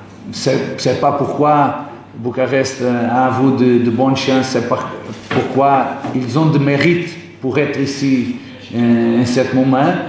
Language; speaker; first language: French; non-native, learner; Portuguese